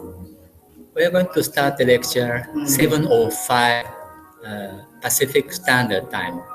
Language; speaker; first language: English; non-native, fluent; Japanese